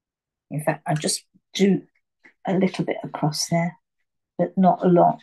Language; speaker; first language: English; native; English